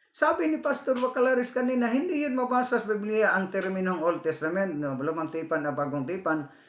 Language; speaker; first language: Filipino; non-native, local second language; Cebuano